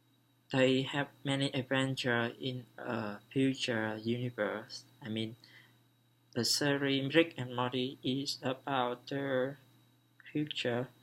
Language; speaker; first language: English; non-native, learner; Vietnamese